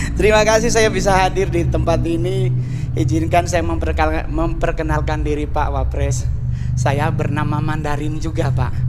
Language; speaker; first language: Indonesian; native; Indonesian